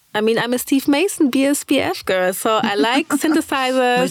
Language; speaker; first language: English; early bilingual, other home language; German